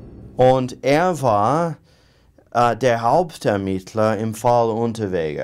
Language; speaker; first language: German; non-native, fluent; English